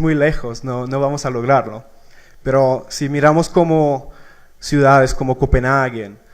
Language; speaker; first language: Spanish; non-native, fluent; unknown